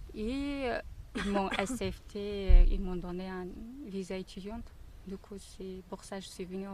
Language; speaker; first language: French; non-native, learner; Mongolian